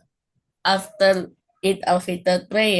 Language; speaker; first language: English; non-native, learner; Indonesian